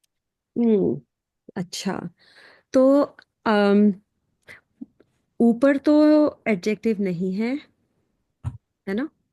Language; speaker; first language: Hindi; native; Hindi